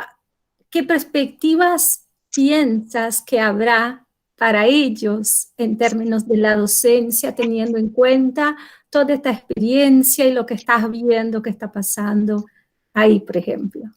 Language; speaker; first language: Spanish; non-native, fluent; Portuguese